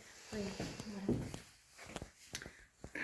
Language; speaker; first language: French; native; French